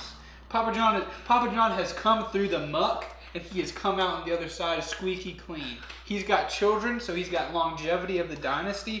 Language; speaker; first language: English; native; English